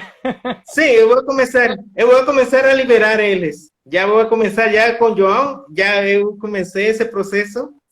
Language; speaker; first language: Portuguese; non-native, fluent; Spanish